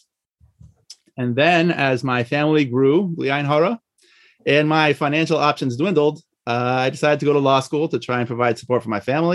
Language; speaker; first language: English; native; English